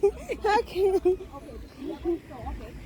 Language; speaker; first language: English; non-native, local second language; Igbo